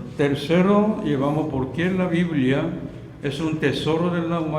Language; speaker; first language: Spanish; non-native, fluent; Korean